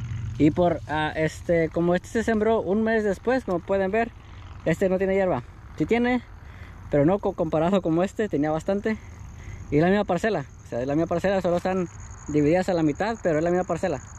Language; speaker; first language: Spanish; native; Spanish